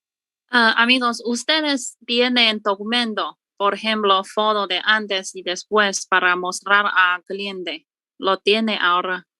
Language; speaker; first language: Spanish; non-native, learner; Chinese